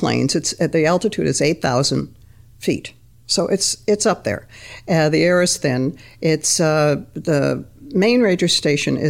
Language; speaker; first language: English; native; English